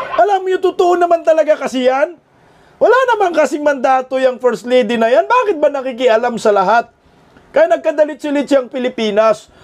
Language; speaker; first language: Filipino; non-native, local second language; Cebuano